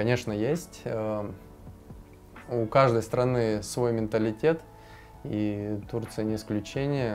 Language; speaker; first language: Russian; native; Russian